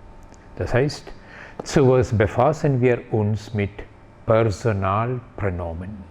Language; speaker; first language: German; non-native, fluent; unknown